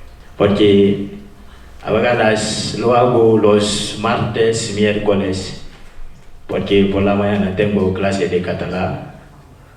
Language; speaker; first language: Spanish; non-native, fluent; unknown